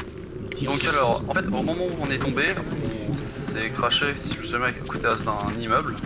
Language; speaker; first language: French; native; French